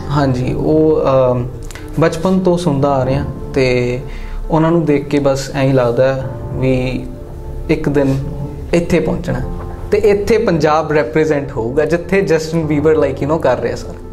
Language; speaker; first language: Punjabi; early bilingual, other home language; English